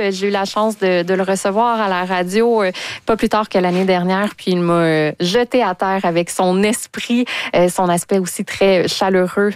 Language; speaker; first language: French; native; French